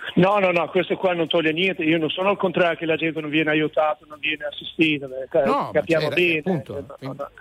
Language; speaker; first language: Italian; non-native, fluent; Albanian